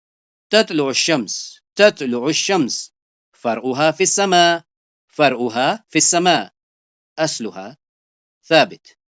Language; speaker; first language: Arabic; non-native, fluent; Urdu